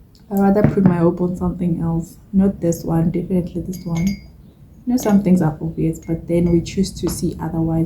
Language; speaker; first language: English; non-native, local second language; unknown